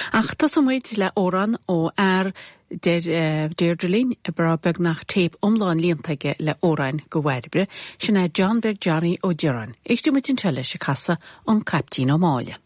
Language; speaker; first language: Irish; native; Irish